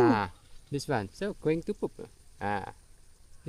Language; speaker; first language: English; non-native, learner; Indonesian